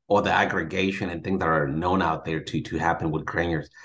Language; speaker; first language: English; native; English